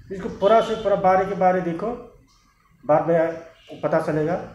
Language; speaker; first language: Hindi; non-native, local second language; Bodo